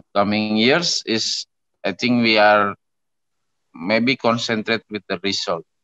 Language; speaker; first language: English; non-native, learner; Indonesian